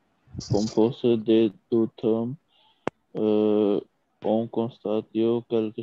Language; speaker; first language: French; non-native, learner; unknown